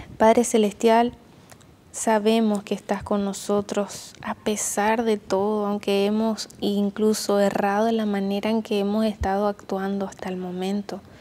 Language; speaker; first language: Spanish; native; Spanish